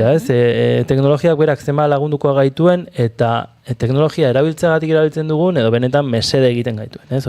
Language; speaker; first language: Basque; native; Basque